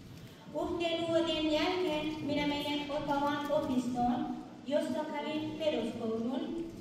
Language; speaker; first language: Finnish; non-native, fluent; Persian